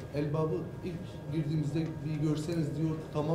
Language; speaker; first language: Turkish; non-native, fluent; Arabic